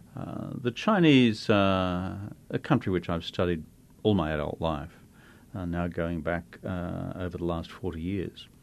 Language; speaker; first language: English; native; English